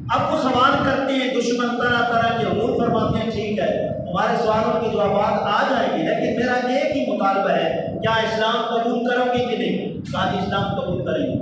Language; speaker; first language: Urdu; native; Urdu